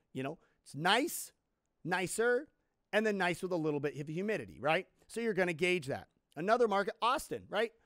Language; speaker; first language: English; native; English